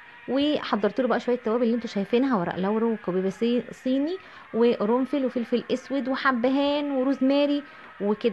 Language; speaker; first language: Arabic; native; Arabic